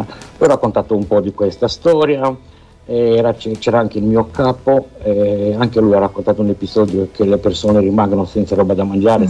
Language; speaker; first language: Italian; non-native, fluent; Romanian